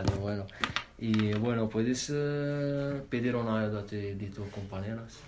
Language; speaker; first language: Spanish; non-native, learner; Arabic